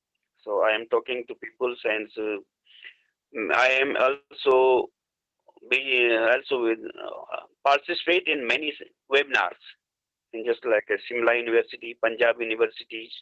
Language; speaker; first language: English; non-native, learner; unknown